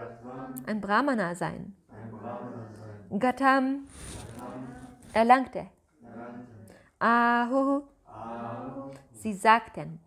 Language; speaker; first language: German; native; German